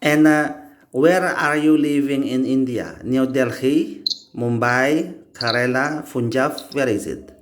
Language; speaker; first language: English; non-native, learner; Indonesian